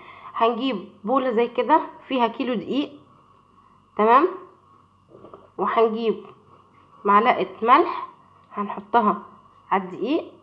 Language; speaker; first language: Arabic; native; Arabic